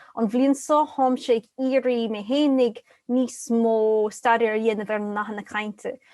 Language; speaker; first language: Irish; non-native, local second language; English